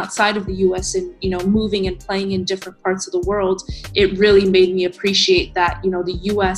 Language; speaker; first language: English; native; English